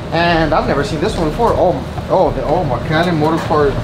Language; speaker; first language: English; early bilingual, other home language; Spanish